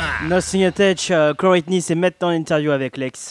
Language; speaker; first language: French; native; French